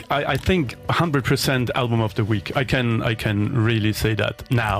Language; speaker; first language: English; non-native, fluent; German